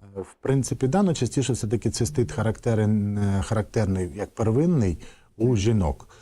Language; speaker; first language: Ukrainian; native; Ukrainian